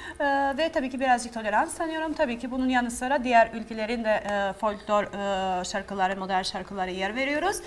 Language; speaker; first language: Turkish; non-native, fluent; Albanian